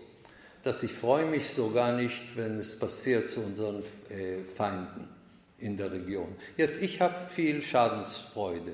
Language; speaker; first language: German; non-native, fluent; Hebrew